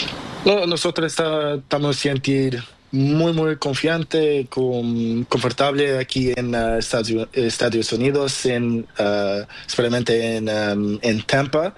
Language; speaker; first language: Spanish; non-native, learner; Portuguese